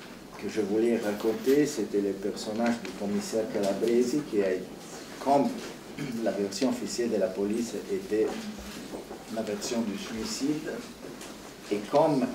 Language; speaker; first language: French; non-native, fluent; Italian